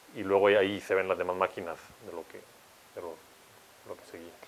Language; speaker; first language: Spanish; native; Spanish